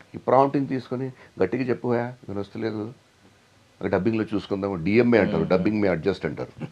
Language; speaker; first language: Telugu; non-native, local second language; Hindi